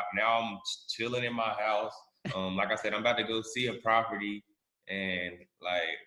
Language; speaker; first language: English; native; English